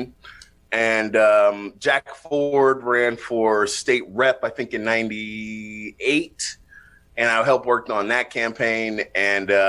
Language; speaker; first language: English; native; English